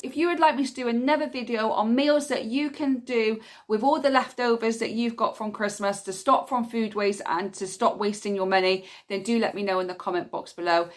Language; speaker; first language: English; native; English